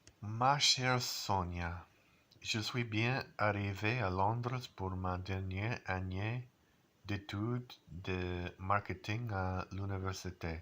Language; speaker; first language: French; non-native, learner; English